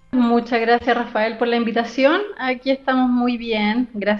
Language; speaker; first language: Spanish; native; Spanish